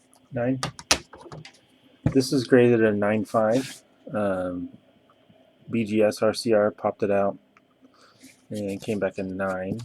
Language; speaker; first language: English; native; English